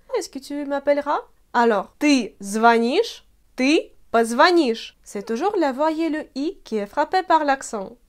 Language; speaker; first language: French; non-native, fluent; Russian